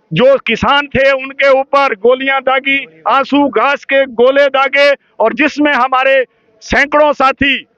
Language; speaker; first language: Hindi; native; Hindi